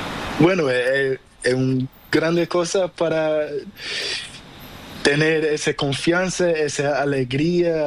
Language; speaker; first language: Spanish; non-native, local second language; Portuguese